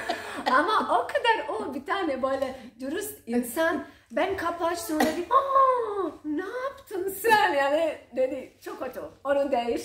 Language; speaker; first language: Turkish; non-native, learner; Croatian